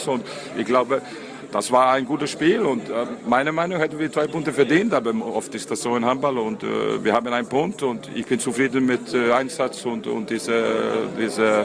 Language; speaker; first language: German; non-native, fluent; Icelandic